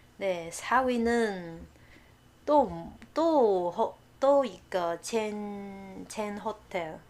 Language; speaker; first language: Korean; non-native, learner; Chinese